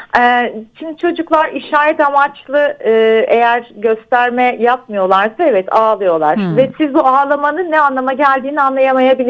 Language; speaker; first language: Turkish; native; Turkish